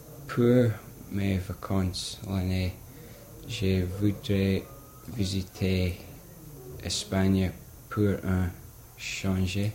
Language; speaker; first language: French; non-native, learner; English